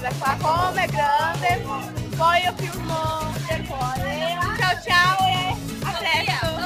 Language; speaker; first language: Italian; non-native, learner; Portuguese